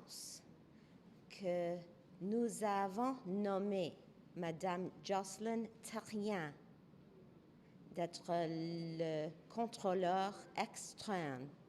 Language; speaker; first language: French; non-native, local second language; English